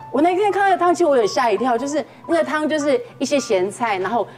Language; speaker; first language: Chinese; native; Chinese